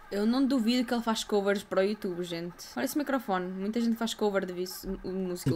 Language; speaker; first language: Portuguese; early bilingual, other home language; Ukrainian